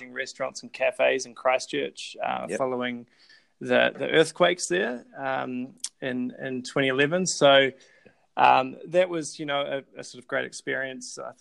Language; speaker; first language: English; native; English